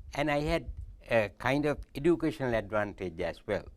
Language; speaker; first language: English; non-native, local second language; Sinhala